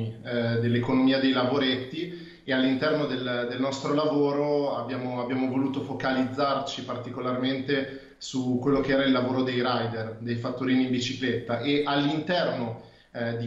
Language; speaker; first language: Italian; native; Italian